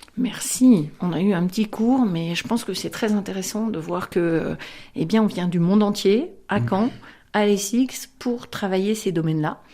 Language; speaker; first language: French; native; French